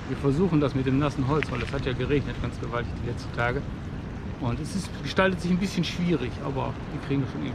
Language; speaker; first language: German; native; German